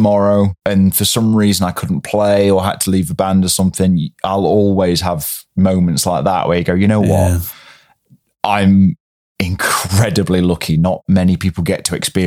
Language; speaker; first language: English; native; English